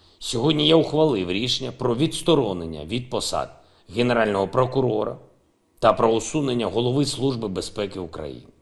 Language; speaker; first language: Ukrainian; non-native, local second language; Russian